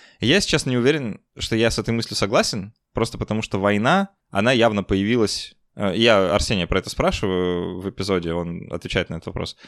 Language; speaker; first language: Russian; native; Russian